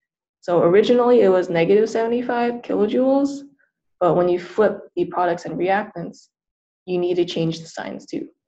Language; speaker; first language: English; native; English